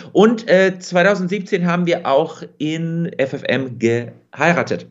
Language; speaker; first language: German; early bilingual, other home language; Russian